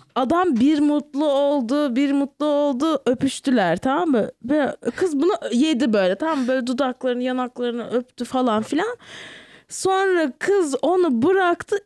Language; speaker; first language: Turkish; native; Turkish